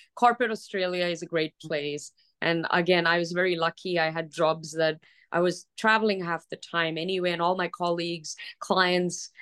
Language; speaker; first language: English; early bilingual, other home language; Arabic